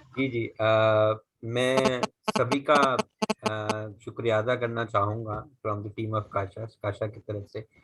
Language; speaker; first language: Hindi; native; Hindi